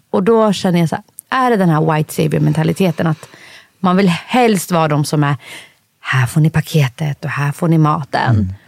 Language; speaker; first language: Swedish; early bilingual, other home language; Somali